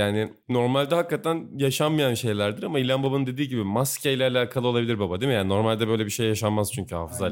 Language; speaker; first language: Turkish; native; Turkish